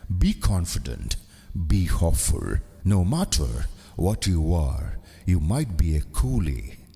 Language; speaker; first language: English; non-native, local second language; Malayalam